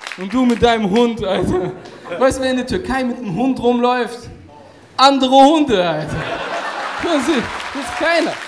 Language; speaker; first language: German; native; German